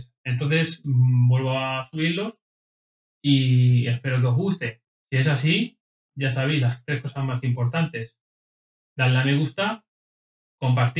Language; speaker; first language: Spanish; native; Spanish